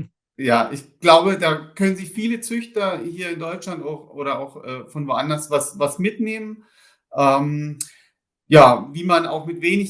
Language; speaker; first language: German; native; German